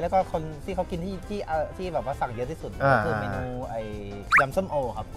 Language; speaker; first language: Thai; native; Thai